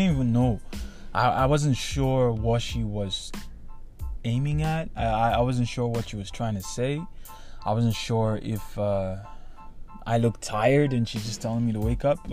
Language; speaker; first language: English; non-native, local second language; Igbo